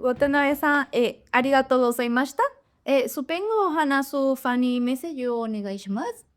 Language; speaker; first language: Japanese; non-native, learner; Spanish